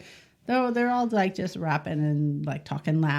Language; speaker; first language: English; native; English